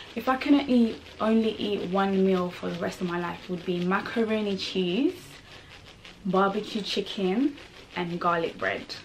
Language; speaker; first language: English; non-native, local second language; Kinyarwanda